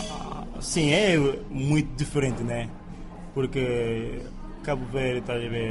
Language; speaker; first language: Portuguese; non-native, local second language; Kabuverdianu